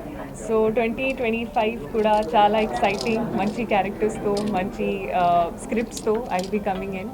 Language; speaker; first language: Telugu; non-native, learner; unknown